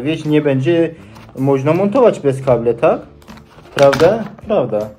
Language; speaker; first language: Polish; non-native, learner; Turkish